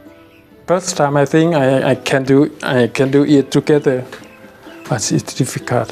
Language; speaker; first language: English; non-native, learner; Thai